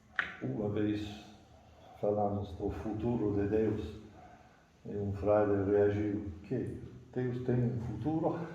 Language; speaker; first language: Portuguese; non-native, fluent; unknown